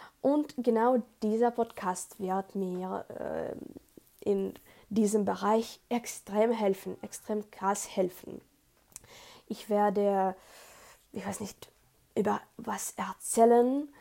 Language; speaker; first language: German; non-native, learner; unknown